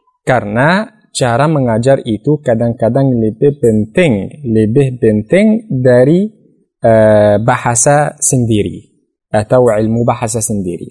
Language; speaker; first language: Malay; non-native, fluent; Arabic